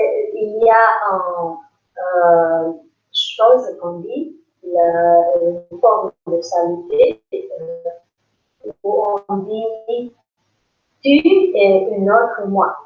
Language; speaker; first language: French; non-native, learner; English